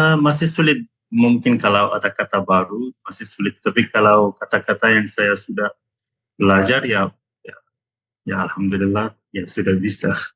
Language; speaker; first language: Indonesian; non-native, learner; Persian